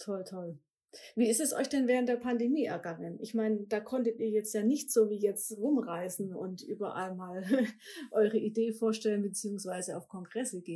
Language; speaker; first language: German; native; German